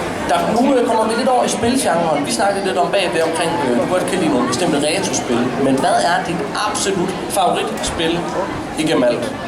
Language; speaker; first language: Danish; native; Danish